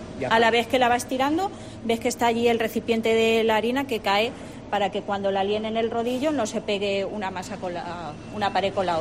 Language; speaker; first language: Spanish; native; Spanish